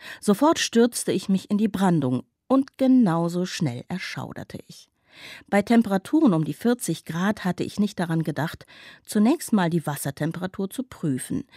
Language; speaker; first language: German; native; German